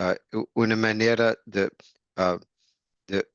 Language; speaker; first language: Portuguese; non-native, learner; English